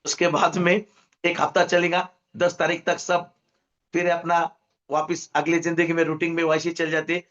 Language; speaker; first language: Hindi; non-native, local second language; Marathi